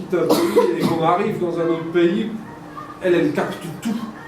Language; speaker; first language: French; native; French